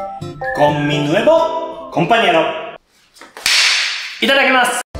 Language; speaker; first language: Spanish; non-native, learner; Japanese